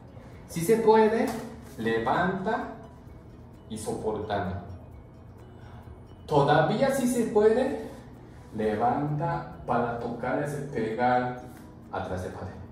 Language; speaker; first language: Spanish; non-native, learner; Japanese